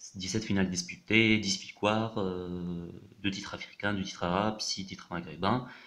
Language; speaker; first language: French; non-native, local second language; Arabic